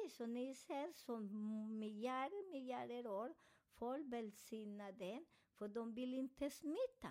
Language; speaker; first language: Swedish; non-native, fluent; Spanish